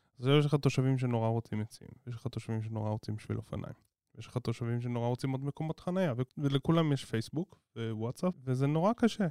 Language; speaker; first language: Hebrew; native; Hebrew